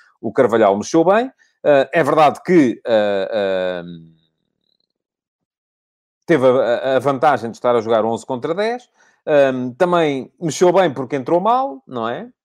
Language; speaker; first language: Portuguese; native; Portuguese